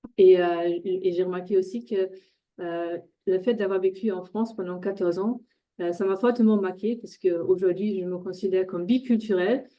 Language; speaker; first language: French; non-native, fluent; German